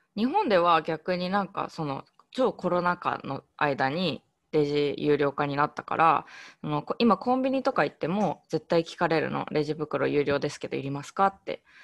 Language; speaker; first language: Japanese; native; Japanese